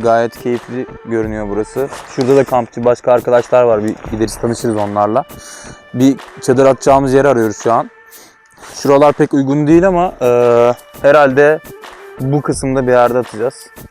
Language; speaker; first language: Turkish; native; Turkish